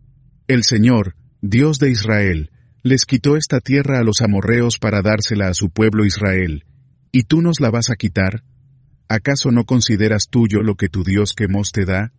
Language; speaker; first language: Spanish; native; Spanish